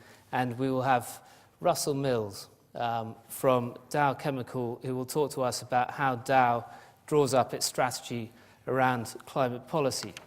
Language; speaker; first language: English; native; English